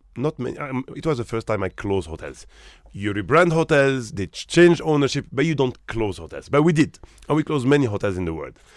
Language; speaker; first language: English; non-native, fluent; Arabic